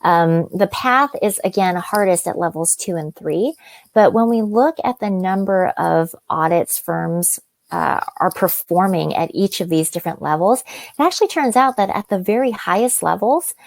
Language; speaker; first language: English; native; English